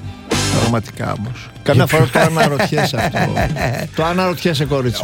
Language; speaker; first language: Greek; native; Greek